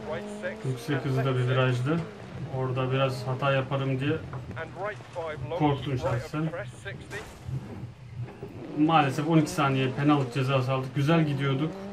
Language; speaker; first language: Turkish; native; Turkish